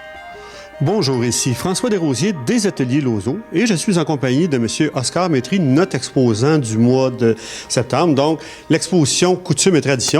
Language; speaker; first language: French; native; French